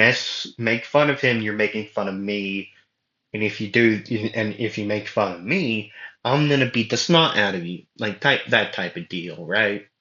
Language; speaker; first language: English; native; English